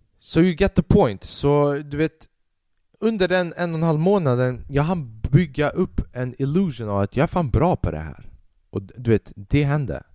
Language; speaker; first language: Swedish; early bilingual, other home language; Albanian